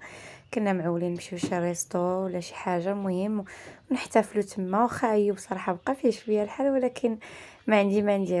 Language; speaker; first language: Arabic; native; Arabic